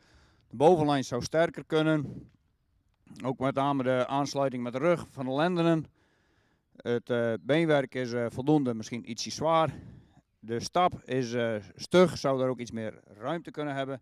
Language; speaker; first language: Dutch; native; Dutch